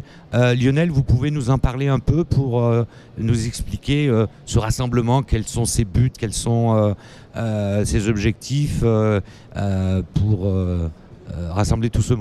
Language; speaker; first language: French; native; French